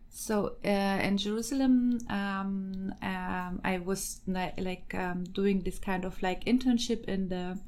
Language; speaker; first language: English; non-native, fluent; German